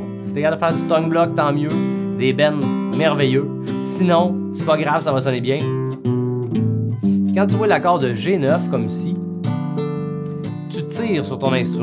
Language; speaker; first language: French; native; French